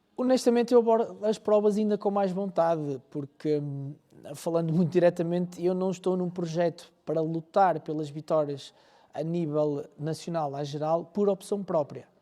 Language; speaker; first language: Portuguese; native; Portuguese